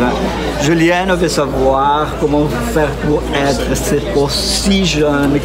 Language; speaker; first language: French; non-native, learner; Portuguese